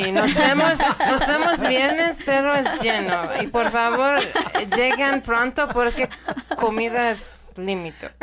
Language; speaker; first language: Spanish; non-native, learner; Persian